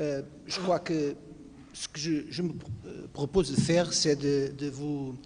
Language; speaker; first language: French; non-native, fluent; Portuguese